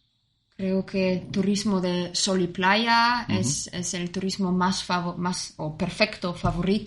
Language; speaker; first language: Spanish; non-native, fluent; German